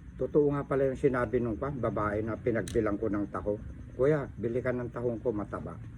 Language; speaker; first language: Filipino; non-native, local second language; Iloko